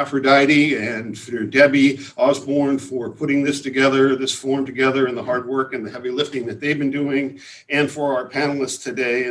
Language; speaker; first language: English; native; English